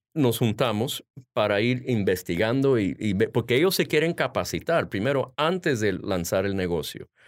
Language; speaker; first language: Spanish; early bilingual, heritage; Spanish